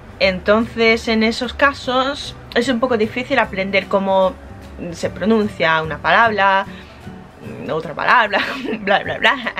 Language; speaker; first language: Spanish; non-native, fluent; Japanese